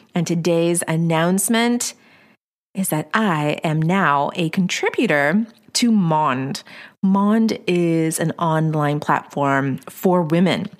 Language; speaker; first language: English; early bilingual, other home language; Spanish